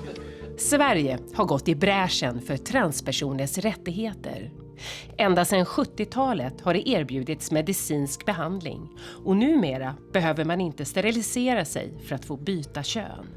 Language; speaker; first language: Swedish; native; Swedish